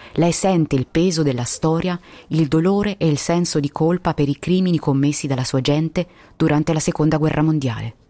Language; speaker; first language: Italian; native; Italian